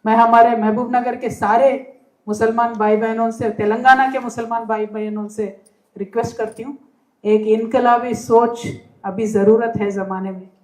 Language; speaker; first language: Hindi; non-native, local second language; Telugu